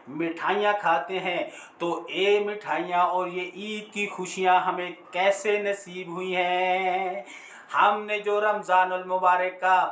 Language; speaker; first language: Urdu; native; Urdu